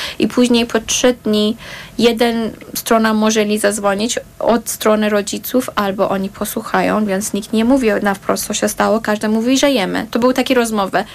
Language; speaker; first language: Polish; non-native, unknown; Persian